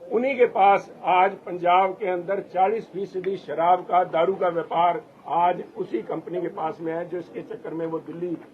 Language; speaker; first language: Hindi; non-native, local second language; Punjabi